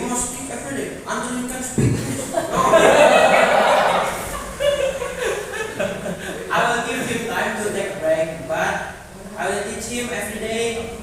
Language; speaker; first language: English; non-native, learner; Indonesian